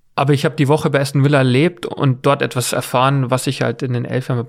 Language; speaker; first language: German; native; German